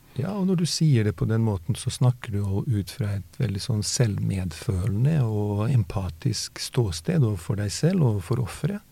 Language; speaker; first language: Norwegian; early bilingual, other home language; Bosnian